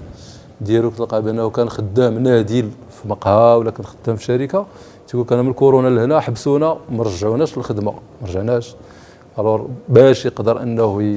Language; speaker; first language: Arabic; native; Arabic